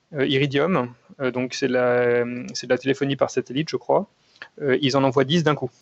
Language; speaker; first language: French; native; French